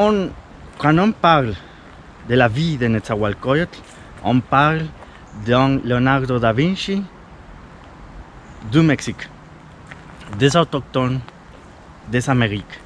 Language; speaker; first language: French; non-native, fluent; Spanish